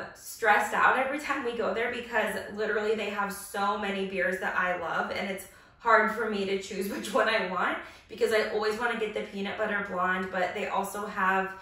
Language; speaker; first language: English; native; English